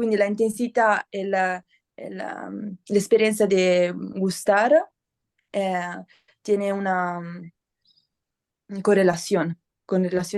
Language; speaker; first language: Spanish; non-native, learner; Italian